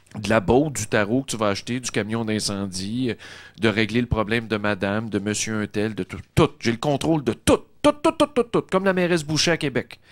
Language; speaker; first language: French; native; French